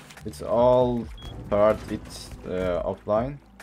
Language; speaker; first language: English; non-native, learner; Turkish